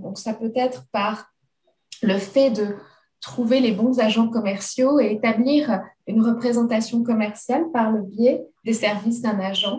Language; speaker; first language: French; native; French